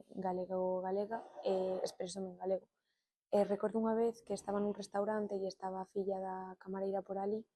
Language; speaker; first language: Galician; non-native, local second language; Spanish